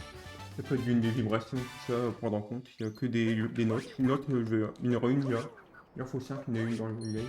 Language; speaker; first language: French; native; French